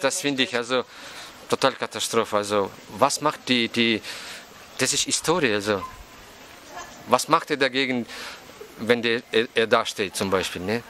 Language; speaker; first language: German; non-native, fluent; Russian